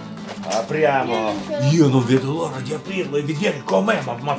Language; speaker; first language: Italian; non-native, fluent; Russian